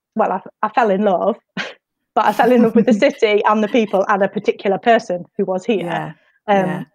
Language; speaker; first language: English; native; English